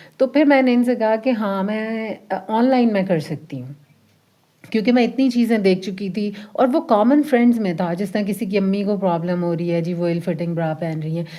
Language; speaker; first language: Urdu; early bilingual, heritage; Urdu